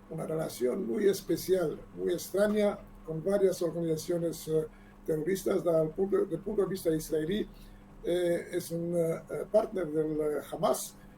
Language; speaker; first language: Spanish; non-native, learner; Hebrew